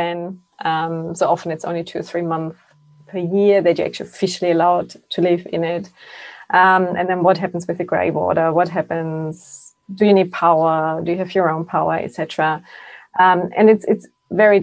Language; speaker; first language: English; non-native, fluent; German